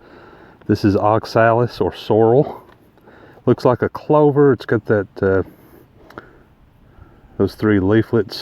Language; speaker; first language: English; native; English